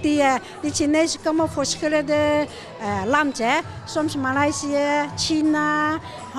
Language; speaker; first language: Dutch; non-native, learner; Cantonese